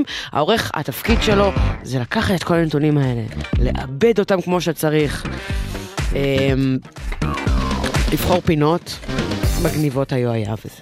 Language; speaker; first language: Hebrew; native; Hebrew